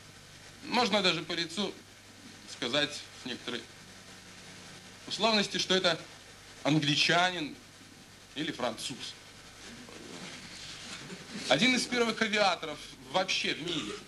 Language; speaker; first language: Russian; native; Russian